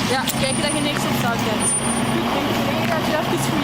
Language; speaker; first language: Dutch; native; Dutch